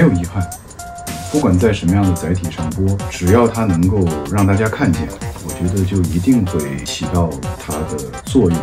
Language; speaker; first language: Chinese; native; Chinese